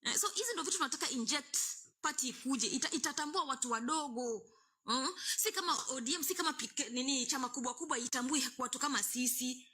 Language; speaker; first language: Swahili; non-native, local second language; Luo (Kenya and Tanzania)